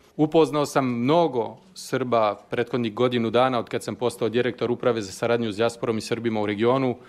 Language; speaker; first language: Serbian; native; Serbian